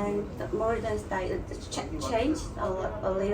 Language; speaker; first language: English; non-native, learner; Korean